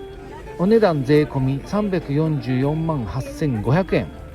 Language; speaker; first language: Japanese; native; Japanese